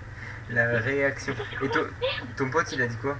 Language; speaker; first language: French; native; French